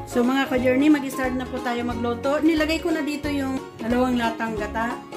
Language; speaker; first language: Filipino; native; Filipino